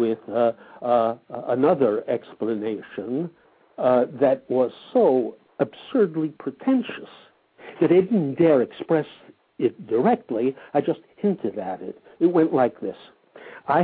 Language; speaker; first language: English; native; English